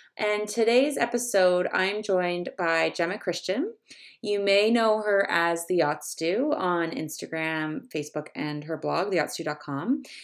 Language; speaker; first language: English; native; English